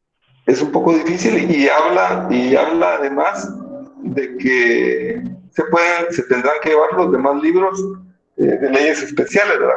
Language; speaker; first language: Spanish; native; Spanish